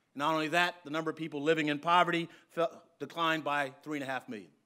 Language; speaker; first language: English; native; English